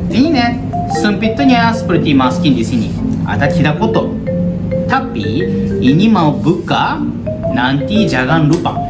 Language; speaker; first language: Indonesian; non-native, learner; Japanese